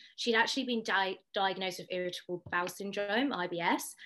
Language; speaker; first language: English; native; English